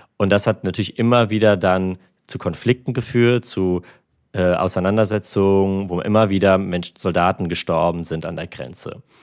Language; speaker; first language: German; early bilingual, other home language; Armenian